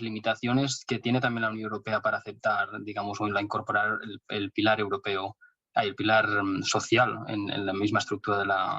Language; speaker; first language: Spanish; native; Spanish